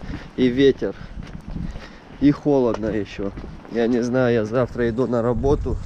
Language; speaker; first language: Russian; non-native, fluent; Romanian